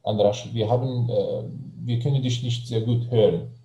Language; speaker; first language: German; non-native, learner; Bosnian